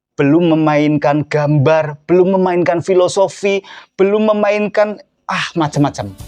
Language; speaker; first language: Indonesian; native; Indonesian